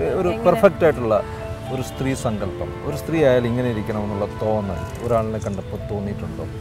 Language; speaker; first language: Malayalam; native; Malayalam